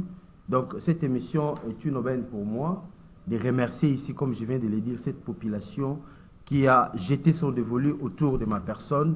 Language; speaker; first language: French; non-native, local second language; Lingala